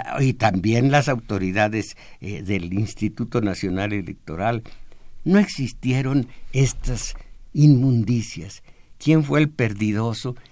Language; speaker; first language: Spanish; native; Spanish